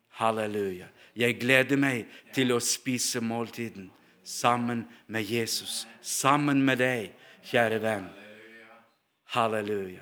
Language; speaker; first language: Norwegian; non-native, fluent; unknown